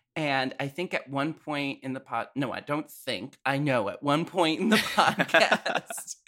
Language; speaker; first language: English; native; English